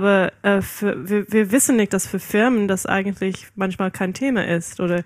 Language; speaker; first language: German; non-native, fluent; English